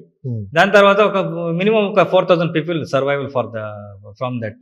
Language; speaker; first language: Telugu; non-native, local second language; Kannada